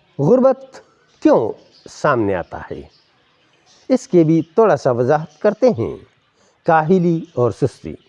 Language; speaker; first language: Urdu; non-native, local second language; Pashto